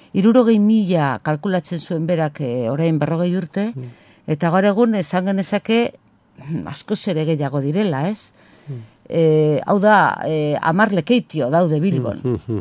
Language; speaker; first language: Basque; non-native, local second language; Spanish